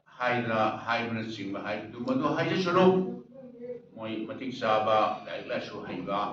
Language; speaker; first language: Manipuri; native; Manipuri